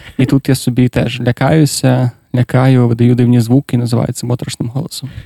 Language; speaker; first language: Ukrainian; non-native, local second language; Russian